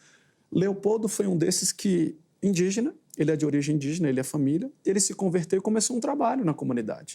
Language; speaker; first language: Portuguese; native; Portuguese